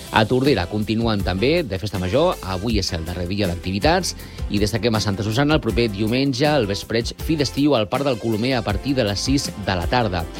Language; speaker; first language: Catalan; native; Catalan